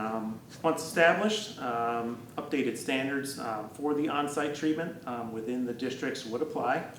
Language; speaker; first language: English; native; English